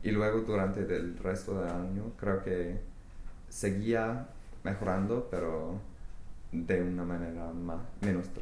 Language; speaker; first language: Spanish; non-native, fluent; English